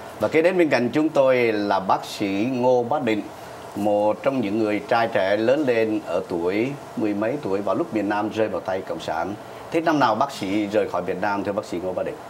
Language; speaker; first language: Vietnamese; native; Vietnamese